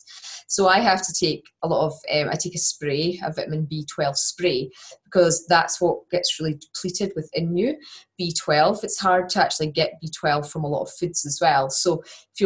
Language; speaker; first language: English; native; English